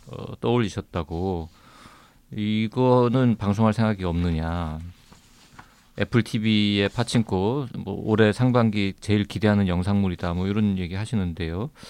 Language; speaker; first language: Korean; native; Korean